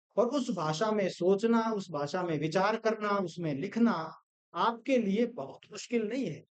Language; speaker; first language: Hindi; non-native, local second language; Gujarati